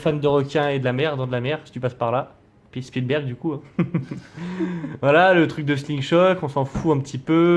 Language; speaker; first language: French; native; French